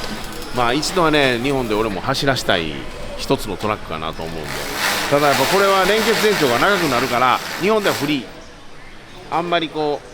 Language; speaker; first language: Japanese; native; Japanese